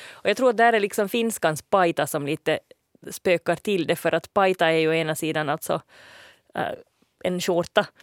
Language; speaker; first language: Swedish; native; Swedish